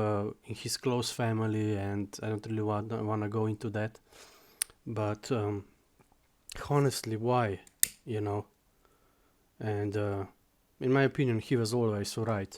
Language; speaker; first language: English; non-native, fluent; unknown